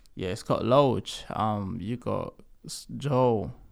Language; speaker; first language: English; early bilingual, other home language; Lingala